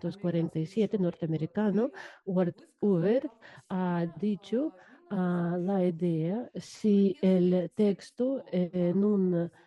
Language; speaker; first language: Spanish; non-native, fluent; Russian